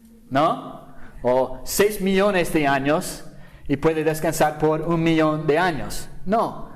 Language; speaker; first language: Spanish; non-native, fluent; English